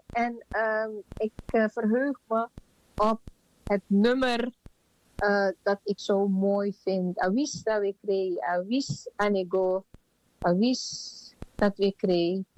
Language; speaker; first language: Dutch; native; Dutch